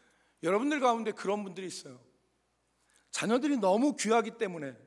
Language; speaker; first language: Korean; native; Korean